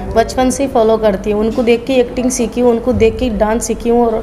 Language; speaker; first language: Hindi; native; Hindi